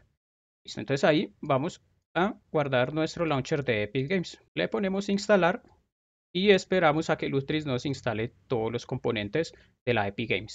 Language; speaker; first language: Spanish; native; Spanish